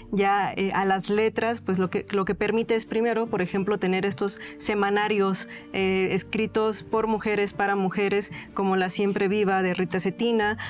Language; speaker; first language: Spanish; native; Spanish